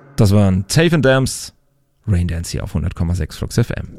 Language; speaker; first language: German; native; German